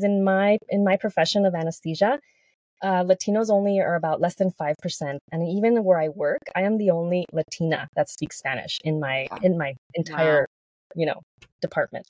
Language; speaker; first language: English; native; English